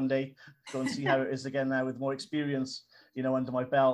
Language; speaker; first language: English; native; English